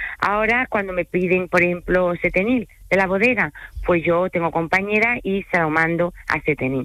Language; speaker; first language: Spanish; early bilingual, other home language; French